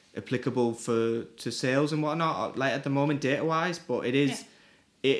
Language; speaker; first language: English; native; English